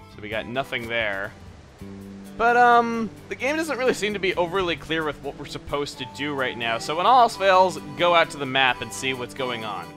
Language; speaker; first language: English; native; English